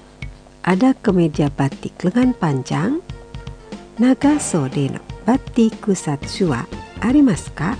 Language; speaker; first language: Japanese; non-native, fluent; Indonesian